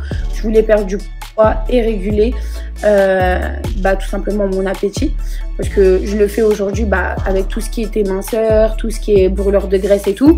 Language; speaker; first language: French; native; French